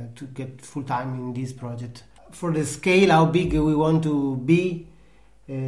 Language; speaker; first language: English; non-native, learner; Italian